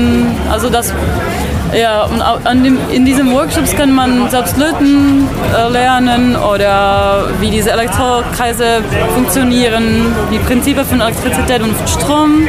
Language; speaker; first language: German; non-native, fluent; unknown